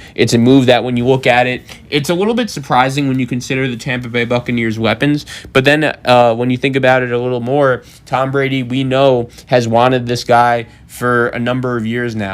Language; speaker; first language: English; native; English